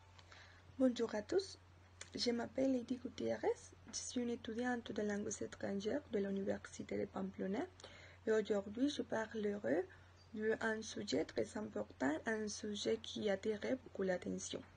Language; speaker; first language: French; non-native, learner; Spanish